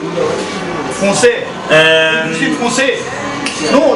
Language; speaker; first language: French; non-native, learner; Turkish